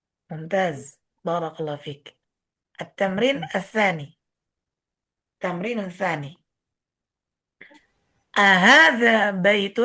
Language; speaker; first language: Arabic; non-native, fluent; Indonesian